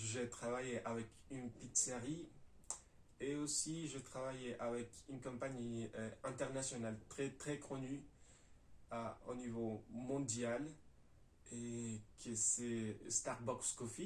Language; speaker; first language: French; non-native, learner; Spanish